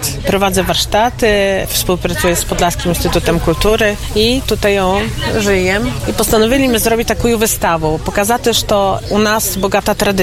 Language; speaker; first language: Polish; non-native, local second language; Ukrainian